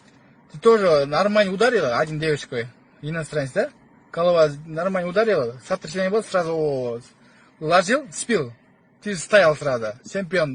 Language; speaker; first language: Russian; non-native, learner; Kyrgyz